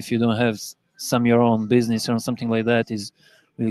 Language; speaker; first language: English; non-native, learner; Serbian